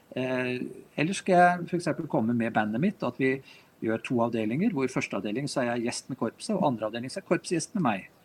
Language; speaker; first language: Norwegian; native; Norwegian